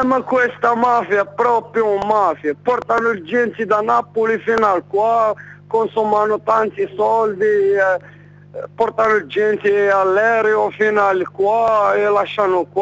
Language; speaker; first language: Italian; non-native, learner; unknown